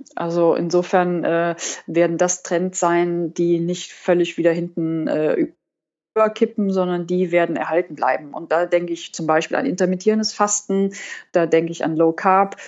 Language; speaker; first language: German; native; German